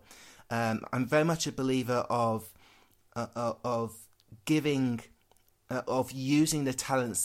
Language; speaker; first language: English; native; English